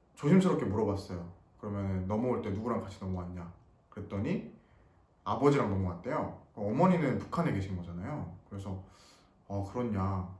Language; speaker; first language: Korean; native; Korean